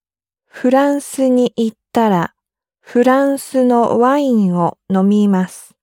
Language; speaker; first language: Japanese; non-native, learner; English